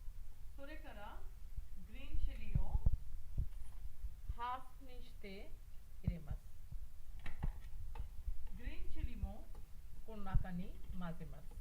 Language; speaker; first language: Japanese; non-native, fluent; Hindi